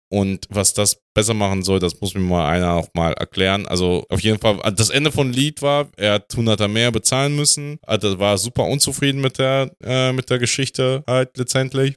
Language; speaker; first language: German; non-native, fluent; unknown